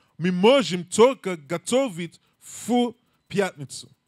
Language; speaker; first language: Russian; non-native, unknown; English